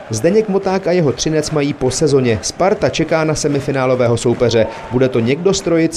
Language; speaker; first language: Czech; native; Czech